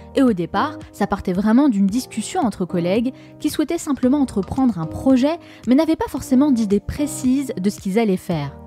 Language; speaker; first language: French; native; French